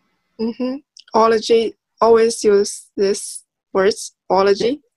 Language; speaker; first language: English; non-native, learner; Chinese